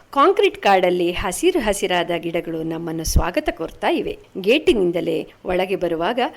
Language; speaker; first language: Kannada; native; Kannada